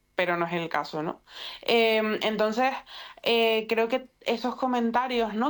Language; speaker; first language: Spanish; native; Spanish